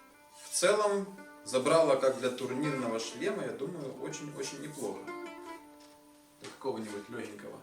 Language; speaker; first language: Russian; native; Russian